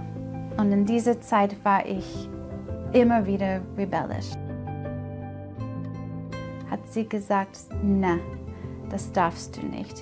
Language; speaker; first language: German; non-native, fluent; English